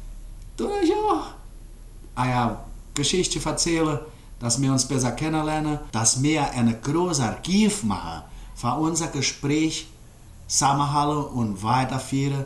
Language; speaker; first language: German; early bilingual, heritage; German